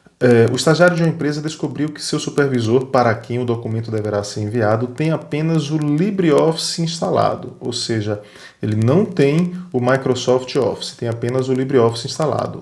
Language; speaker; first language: Portuguese; native; Portuguese